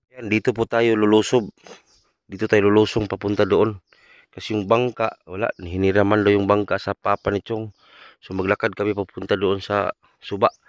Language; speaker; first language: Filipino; non-native, local second language; Cebuano